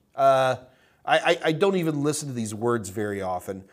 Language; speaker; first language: English; native; English